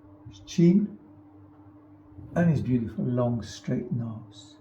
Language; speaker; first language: English; non-native, fluent; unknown